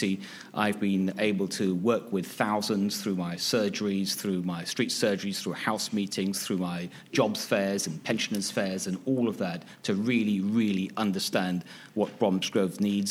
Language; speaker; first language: English; native; English